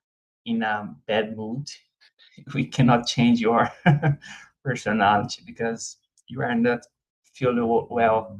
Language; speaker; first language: English; non-native, fluent; Portuguese